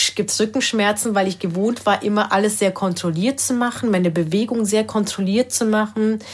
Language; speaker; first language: German; early bilingual, other home language; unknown